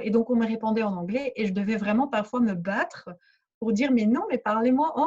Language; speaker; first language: French; early bilingual, other home language; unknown